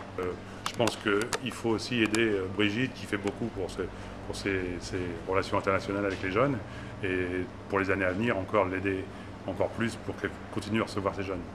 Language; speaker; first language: French; native; French